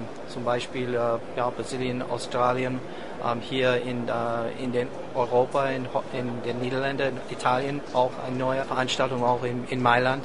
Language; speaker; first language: German; non-native, learner; English